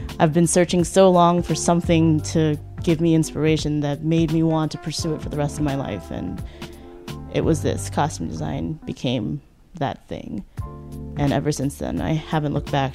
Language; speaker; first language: English; native; English